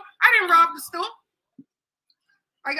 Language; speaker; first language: English; native; English